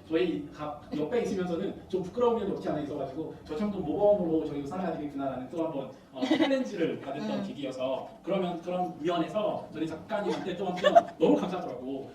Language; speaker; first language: Korean; non-native, fluent; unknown